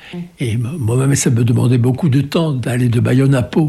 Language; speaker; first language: French; native; French